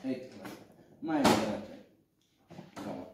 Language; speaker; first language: Arabic; non-native, learner; Hindi